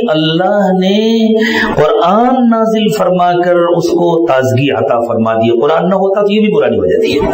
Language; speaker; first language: Urdu; native; Urdu